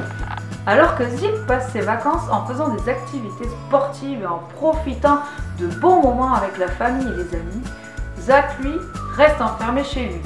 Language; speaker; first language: French; native; French